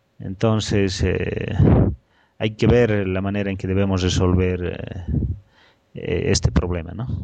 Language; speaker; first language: Spanish; native; Spanish